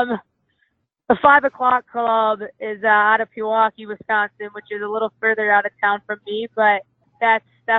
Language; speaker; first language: English; native; English